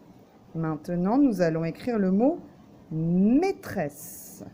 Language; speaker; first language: French; native; French